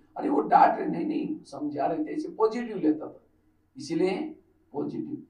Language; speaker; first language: Hindi; non-native, local second language; Marathi